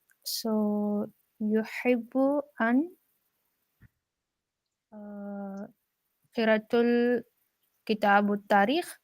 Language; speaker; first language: Arabic; non-native, learner; Urdu